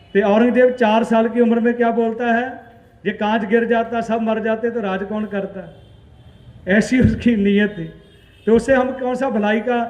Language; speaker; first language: Hindi; non-native, local second language; Punjabi